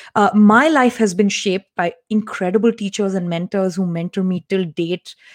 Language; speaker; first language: English; non-native, local second language; Tamil